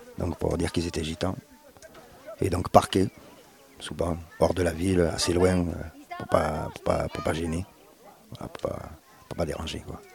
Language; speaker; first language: French; early bilingual, other home language; Spanish